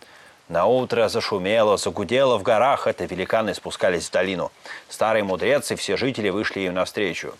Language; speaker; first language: Russian; native; Russian